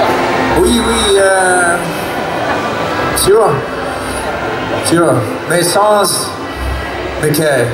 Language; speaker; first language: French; non-native, learner; English